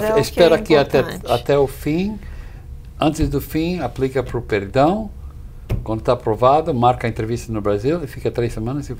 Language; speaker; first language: Portuguese; non-native, fluent; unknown